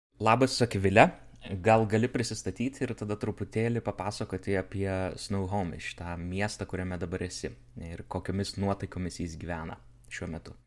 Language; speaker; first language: Lithuanian; native; Lithuanian